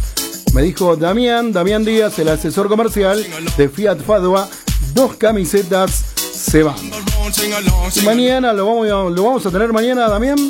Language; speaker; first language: Spanish; native; Spanish